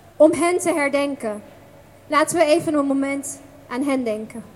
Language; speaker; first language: Dutch; early bilingual, other home language; Persian